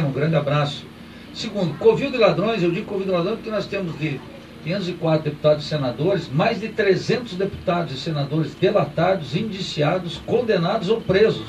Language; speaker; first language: Portuguese; native; Portuguese